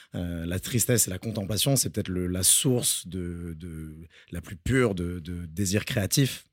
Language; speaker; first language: French; early bilingual, other home language; Spanish